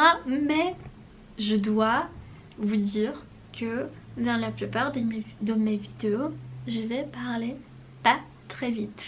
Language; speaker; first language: French; non-native, fluent; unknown